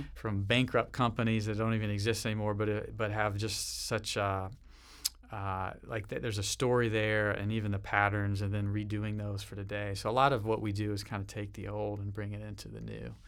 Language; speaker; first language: English; native; English